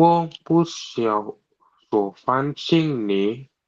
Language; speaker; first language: Chinese; non-native, learner; Vietnamese